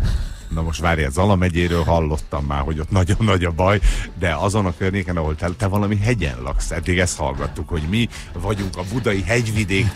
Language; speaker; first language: Hungarian; native; Hungarian